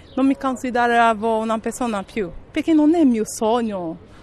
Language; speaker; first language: Italian; non-native, fluent; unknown